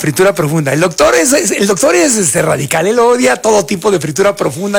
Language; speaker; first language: Spanish; native; Spanish